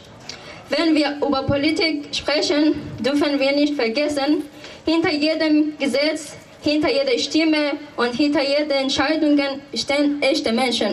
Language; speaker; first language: German; non-native, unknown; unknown